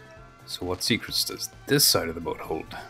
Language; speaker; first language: English; native; English